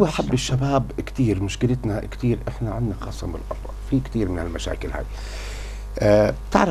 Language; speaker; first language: Arabic; native; Arabic